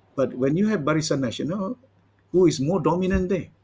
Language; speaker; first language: English; non-native, local second language; Malay